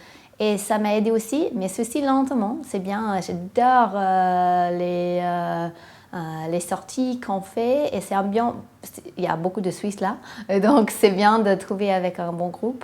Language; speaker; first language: French; non-native, fluent; English